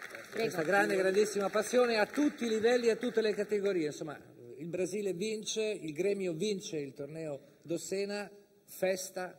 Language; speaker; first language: Italian; native; Italian